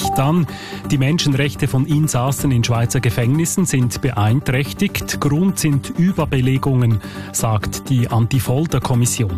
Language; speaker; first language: German; native; German